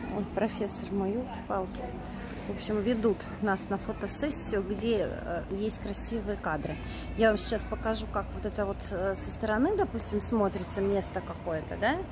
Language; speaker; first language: Russian; native; Russian